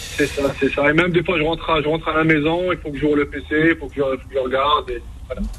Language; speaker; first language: French; non-native, local second language; Kabyle